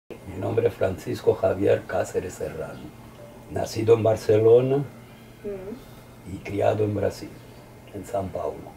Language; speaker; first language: Spanish; early bilingual, heritage; Spanish